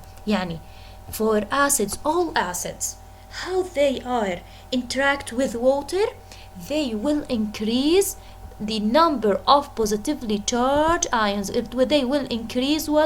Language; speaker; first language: English; non-native, fluent; Arabic